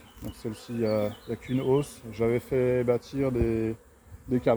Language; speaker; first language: French; native; French